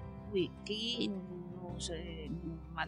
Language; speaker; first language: French; non-native, learner; Spanish